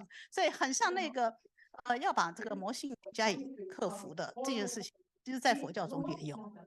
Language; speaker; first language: Chinese; native; Chinese